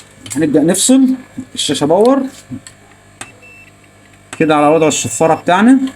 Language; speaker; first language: Arabic; native; Arabic